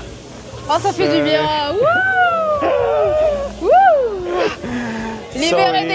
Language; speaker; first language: French; native; French